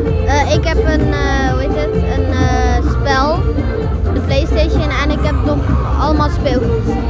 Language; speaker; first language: Dutch; native; Dutch